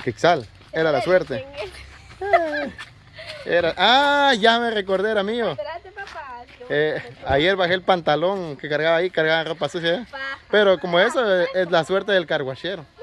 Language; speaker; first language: Spanish; native; Spanish